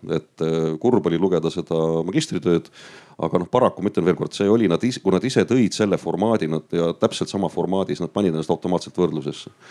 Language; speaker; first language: Estonian; native; Estonian